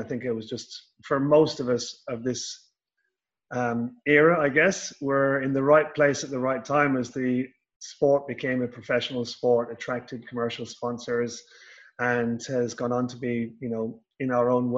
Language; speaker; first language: English; native; English